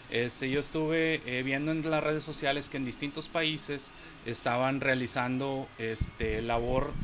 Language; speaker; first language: Spanish; native; Spanish